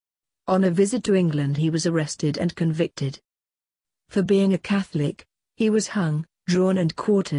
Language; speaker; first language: English; native; English